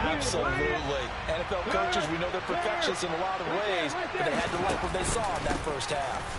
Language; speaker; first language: English; native; English